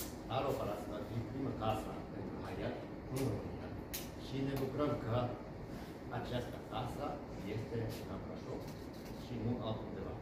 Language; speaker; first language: Romanian; non-native, fluent; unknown